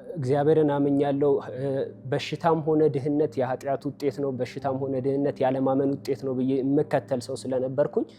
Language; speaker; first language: Amharic; native; Amharic